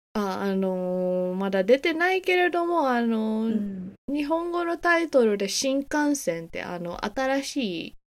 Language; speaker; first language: Japanese; native; Japanese